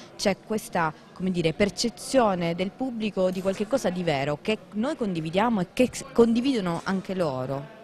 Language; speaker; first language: Italian; non-native, local second language; Sicilian